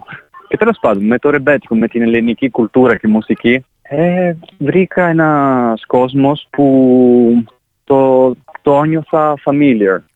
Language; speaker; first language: Greek; non-native, fluent; Italian